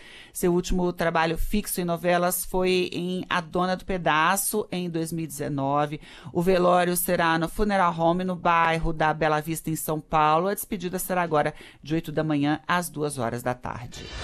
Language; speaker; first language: Portuguese; native; Portuguese